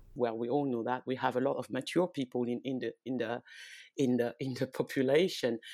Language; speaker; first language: English; early bilingual, heritage; French